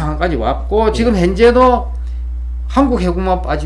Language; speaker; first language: Korean; native; Korean